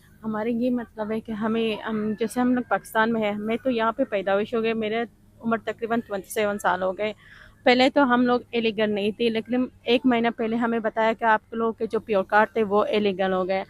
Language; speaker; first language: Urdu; early bilingual, other home language; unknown